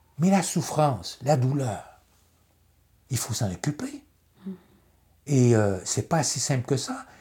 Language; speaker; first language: French; native; French